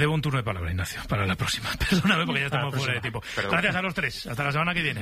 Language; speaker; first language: Spanish; native; Spanish